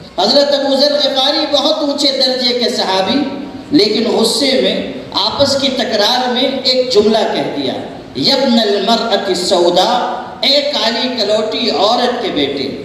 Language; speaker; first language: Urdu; native; Urdu